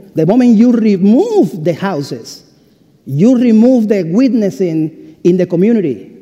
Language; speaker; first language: English; non-native, fluent; Spanish